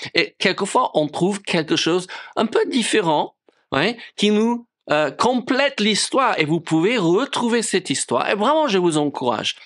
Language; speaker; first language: French; non-native, fluent; English